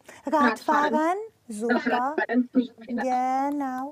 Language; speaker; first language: German; non-native, fluent; Romanian